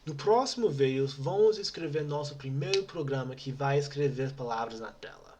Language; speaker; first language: Portuguese; non-native, fluent; English